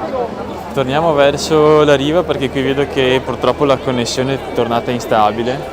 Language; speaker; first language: Italian; native; Italian